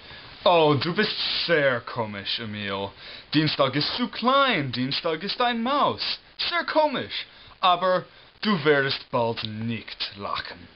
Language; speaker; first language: German; non-native, learner; English